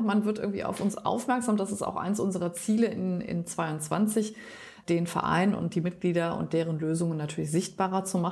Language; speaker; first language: German; native; German